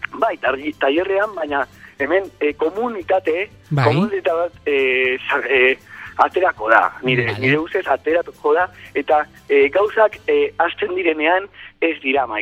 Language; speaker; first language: Basque; non-native, learner; Spanish